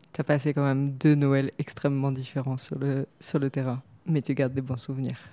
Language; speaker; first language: French; native; French